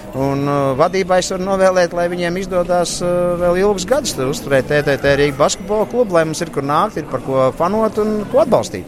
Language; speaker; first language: Latvian; native; Latvian